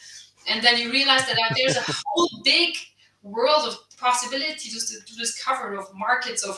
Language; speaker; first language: English; non-native, fluent; German